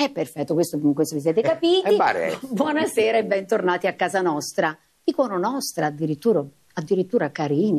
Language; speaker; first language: Italian; native; Italian